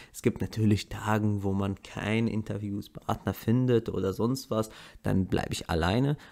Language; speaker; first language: German; non-native, fluent; Arabic